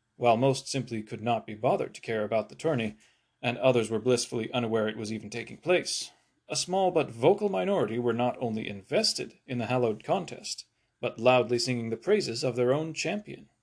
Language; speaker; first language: English; native; English